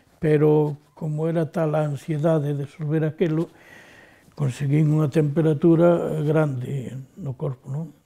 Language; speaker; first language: Galician; native; Galician